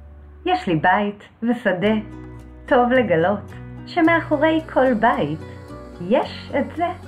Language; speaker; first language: Hebrew; native; Hebrew